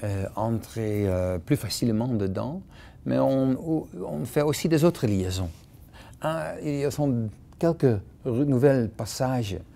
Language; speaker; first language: French; non-native, fluent; Dutch